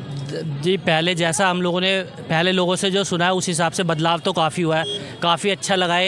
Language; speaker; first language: Hindi; native; Hindi